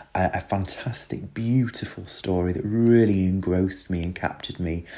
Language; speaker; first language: English; native; English